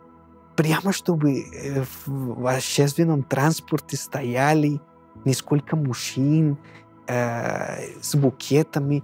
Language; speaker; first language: Russian; non-native, fluent; Spanish